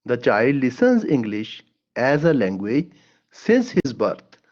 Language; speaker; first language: English; non-native, local second language; Punjabi